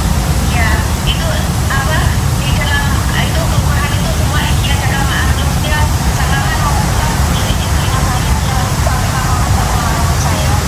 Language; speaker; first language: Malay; non-native, local second language; Javanese